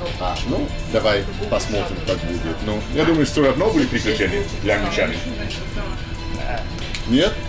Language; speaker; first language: Russian; non-native, learner; English